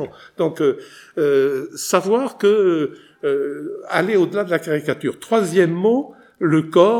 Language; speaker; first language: French; native; French